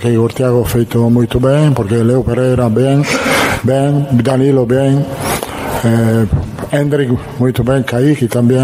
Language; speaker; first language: Portuguese; non-native, learner; Italian